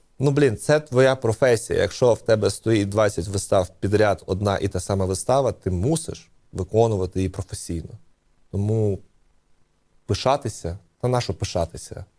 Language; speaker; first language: Ukrainian; non-native, local second language; Russian